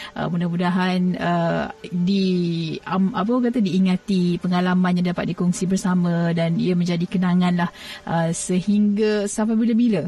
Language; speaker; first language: Malay; native; Malay